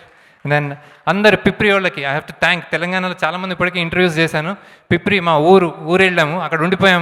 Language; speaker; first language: Telugu; native; Telugu